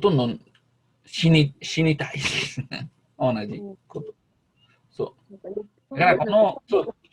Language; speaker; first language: Japanese; non-native, learner; Italian